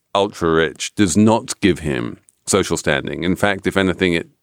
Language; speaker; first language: English; native; English